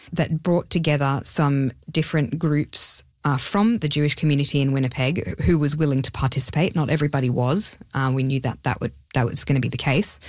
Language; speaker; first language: English; non-native, local second language; Hebrew